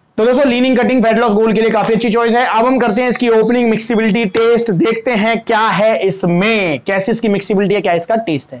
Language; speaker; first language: Hindi; native; Hindi